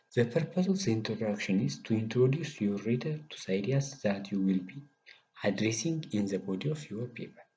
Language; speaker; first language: English; non-native, local second language; Amharic